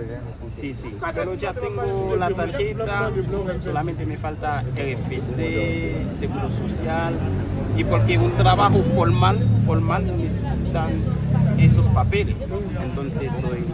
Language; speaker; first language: Spanish; non-native, learner; Haitian Creole